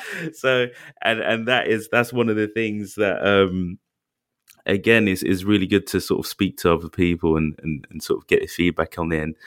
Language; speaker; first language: English; native; English